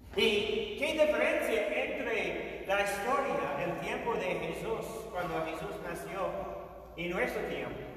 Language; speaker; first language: Spanish; non-native, fluent; English